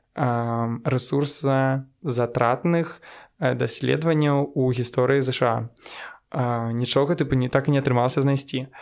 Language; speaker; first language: Belarusian; non-native, local second language; Russian